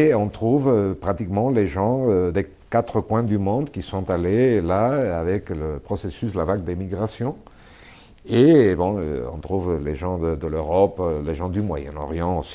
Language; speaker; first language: French; non-native, fluent; Spanish